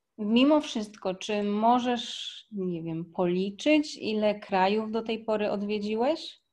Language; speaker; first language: Polish; native; Polish